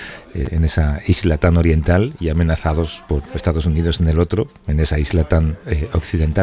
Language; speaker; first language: Spanish; native; Spanish